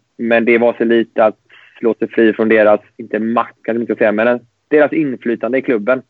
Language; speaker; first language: Swedish; native; Swedish